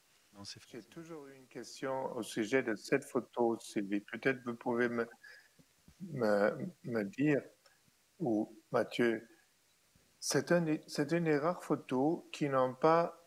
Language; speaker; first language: French; non-native, fluent; German